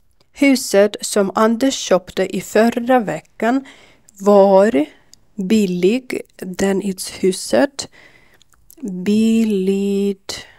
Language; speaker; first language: Swedish; non-native, learner; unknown